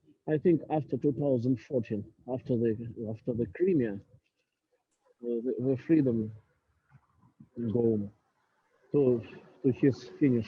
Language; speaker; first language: English; non-native, learner; Russian